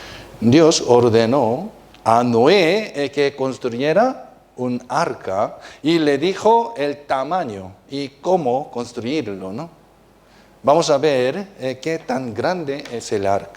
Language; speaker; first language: Spanish; non-native, fluent; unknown